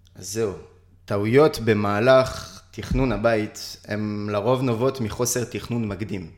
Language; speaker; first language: Hebrew; early bilingual, other home language; French